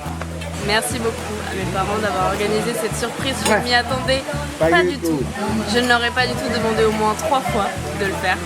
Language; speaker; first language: French; native; French